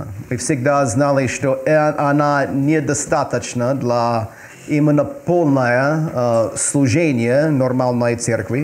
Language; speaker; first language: Russian; non-native, fluent; English